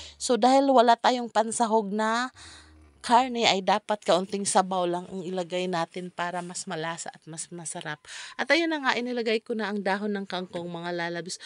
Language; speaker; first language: Filipino; non-native, local second language; Cebuano